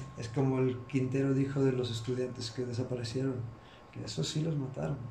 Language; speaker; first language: Spanish; early bilingual, heritage; Spanish